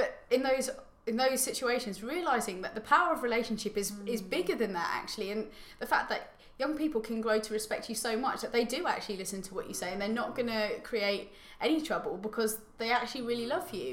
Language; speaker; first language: English; native; English